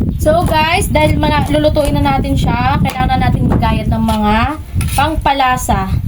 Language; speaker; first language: Filipino; native; Filipino